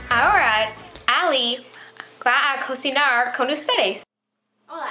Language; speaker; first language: Spanish; non-native, learner; English